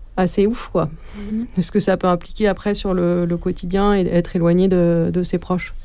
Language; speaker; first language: French; native; French